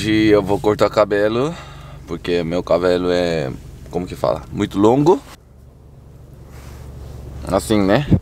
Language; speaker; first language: Portuguese; non-native, learner; Korean